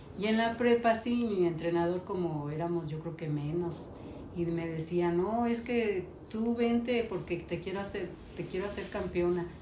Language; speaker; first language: Spanish; native; Spanish